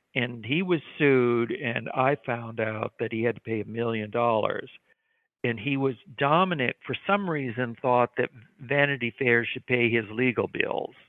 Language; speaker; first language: English; native; English